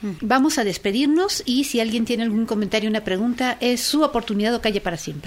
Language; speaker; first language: Spanish; native; Spanish